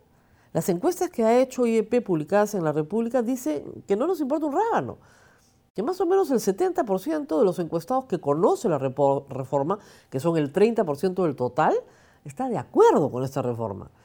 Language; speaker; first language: Spanish; native; Spanish